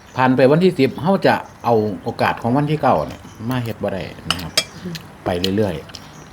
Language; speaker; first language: Thai; native; Thai